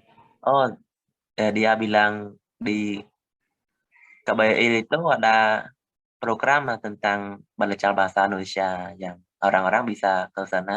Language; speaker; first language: Indonesian; non-native, learner; Khmer